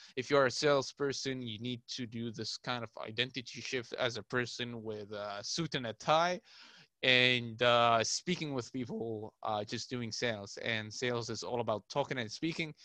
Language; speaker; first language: English; non-native, fluent; Arabic